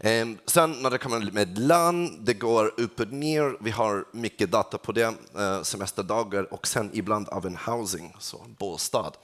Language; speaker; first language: Swedish; non-native, fluent; English